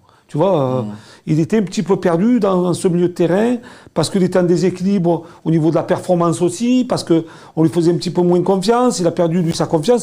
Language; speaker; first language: French; native; French